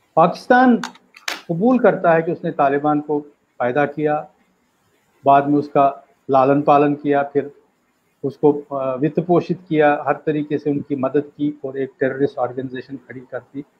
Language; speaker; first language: Hindi; native; Hindi